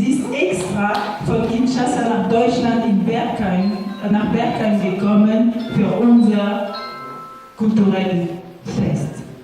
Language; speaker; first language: German; non-native, fluent; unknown